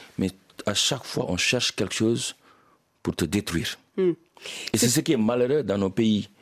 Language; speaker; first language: French; non-native, local second language; Wolof